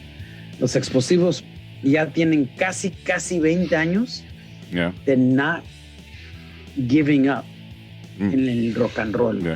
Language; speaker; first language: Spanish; early bilingual, heritage; Spanish